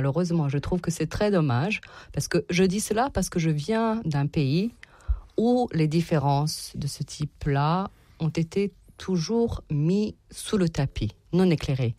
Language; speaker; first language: French; non-native, fluent; Serbian